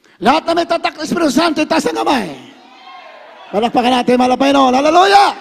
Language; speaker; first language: Filipino; native; Filipino